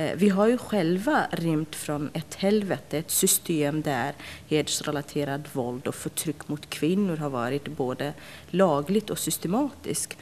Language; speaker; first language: Swedish; non-native, fluent; Central Kurdish